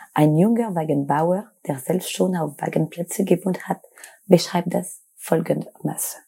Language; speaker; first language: German; non-native, fluent; French